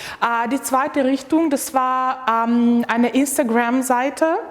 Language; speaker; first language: German; non-native, fluent; Ukrainian